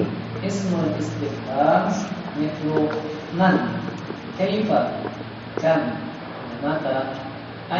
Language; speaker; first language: Arabic; non-native, learner; Indonesian